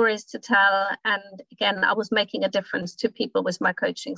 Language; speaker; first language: English; non-native, fluent; German